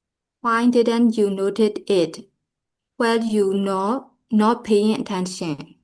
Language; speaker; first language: English; non-native, learner; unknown